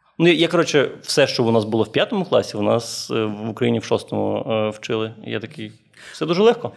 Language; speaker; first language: Ukrainian; native; Ukrainian